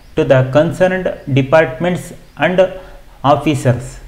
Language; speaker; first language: English; non-native, local second language; Kannada